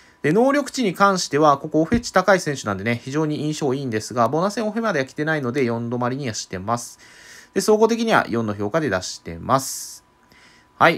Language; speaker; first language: Japanese; native; Japanese